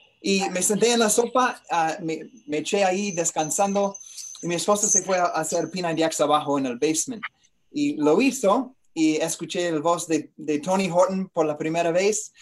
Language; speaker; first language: Spanish; non-native, learner; English